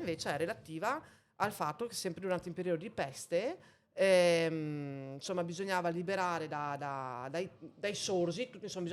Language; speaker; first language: Italian; native; Italian